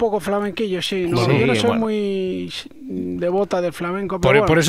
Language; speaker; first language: Spanish; native; Spanish